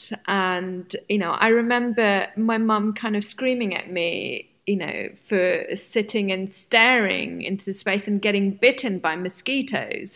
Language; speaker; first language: English; non-native, local second language; Bangla